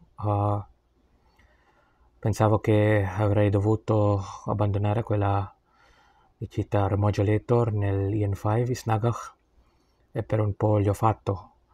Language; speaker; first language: Italian; non-native, learner; English